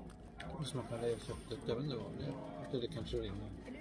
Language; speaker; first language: Swedish; non-native, learner; Thai